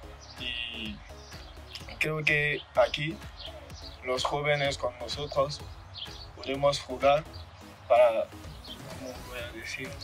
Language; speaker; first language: Spanish; non-native, learner; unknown